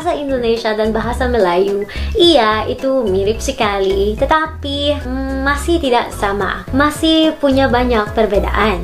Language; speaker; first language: Indonesian; non-native, learner; Filipino